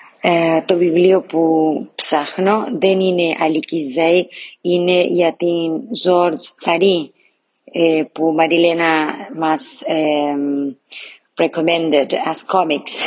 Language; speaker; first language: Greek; non-native, learner; Portuguese